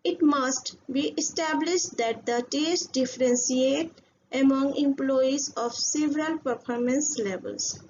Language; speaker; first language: English; non-native, local second language; Hindi